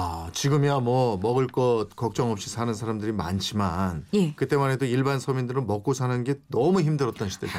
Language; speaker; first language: Korean; native; Korean